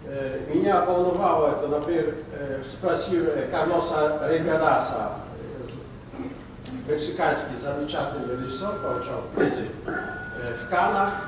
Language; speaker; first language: Russian; non-native, local second language; Georgian